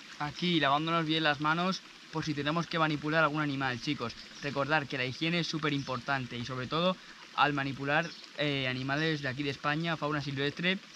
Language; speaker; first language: Spanish; native; Spanish